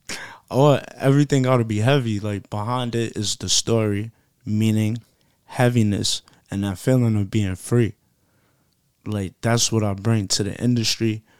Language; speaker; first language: English; native; English